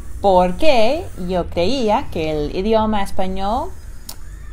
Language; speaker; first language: Spanish; non-native, fluent; English